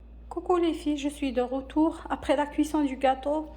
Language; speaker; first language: French; non-native, local second language; Arabic